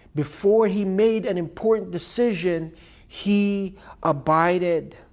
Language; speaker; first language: English; early bilingual, other home language; Filipino